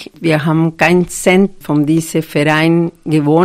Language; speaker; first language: German; non-native, fluent; Spanish